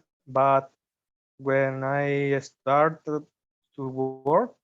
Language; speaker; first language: English; non-native, learner; Spanish